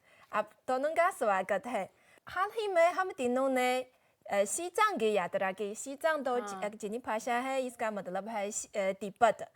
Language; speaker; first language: Hindi; non-native, fluent; Chinese